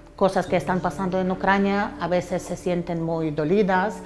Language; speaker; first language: Spanish; non-native, fluent; Ukrainian